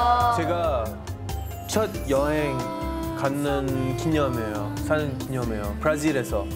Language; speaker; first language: Korean; non-native, learner; English